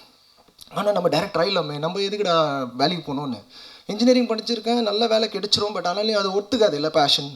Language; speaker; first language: Tamil; native; Tamil